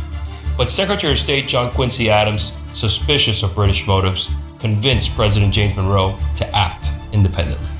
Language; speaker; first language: English; native; English